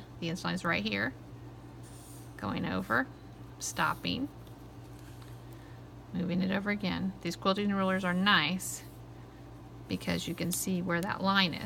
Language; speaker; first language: English; native; English